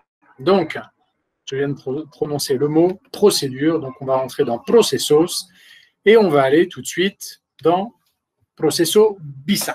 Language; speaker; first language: French; native; French